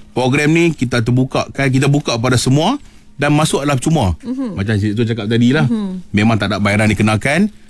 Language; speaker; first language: Malay; native; Malay